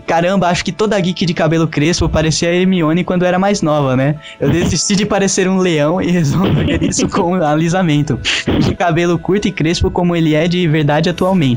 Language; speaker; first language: Portuguese; native; Portuguese